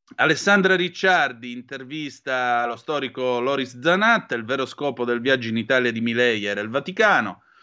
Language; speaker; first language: Italian; native; Italian